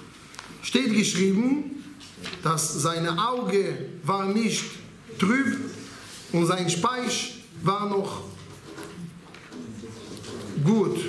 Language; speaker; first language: German; non-native, learner; Hebrew